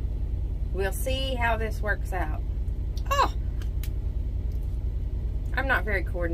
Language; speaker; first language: English; native; English